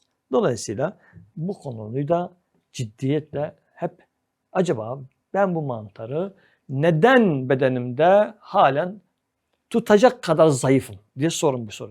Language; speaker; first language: Turkish; native; Turkish